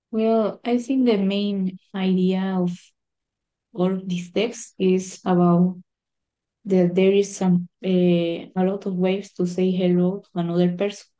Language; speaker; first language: English; non-native, learner; Spanish